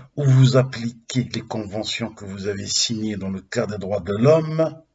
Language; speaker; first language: French; non-native, local second language; Arabic